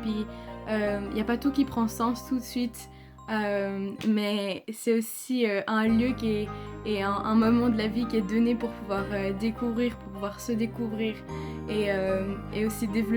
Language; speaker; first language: French; native; French